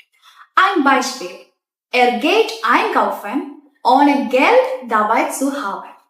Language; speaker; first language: German; non-native, fluent; Malayalam